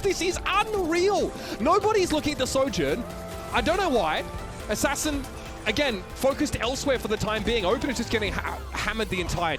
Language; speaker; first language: English; native; English